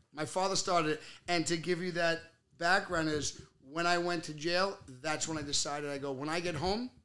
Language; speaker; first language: English; native; English